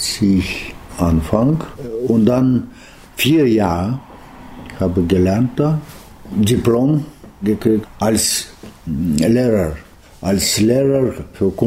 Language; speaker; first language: German; non-native, learner; Russian